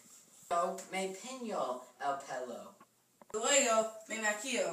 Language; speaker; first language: Spanish; non-native, learner; English